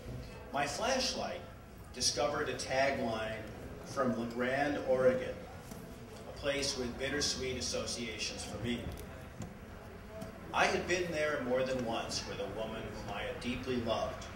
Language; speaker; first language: English; native; English